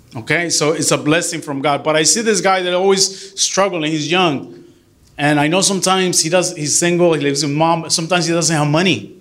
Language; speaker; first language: English; early bilingual, other home language; Spanish